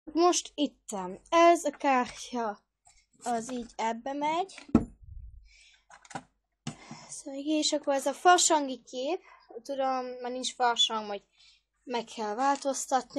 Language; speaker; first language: Hungarian; early bilingual, heritage; Hungarian